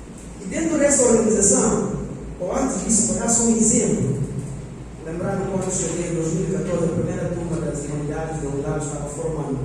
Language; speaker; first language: Portuguese; non-native, local second language; Upper Guinea Crioulo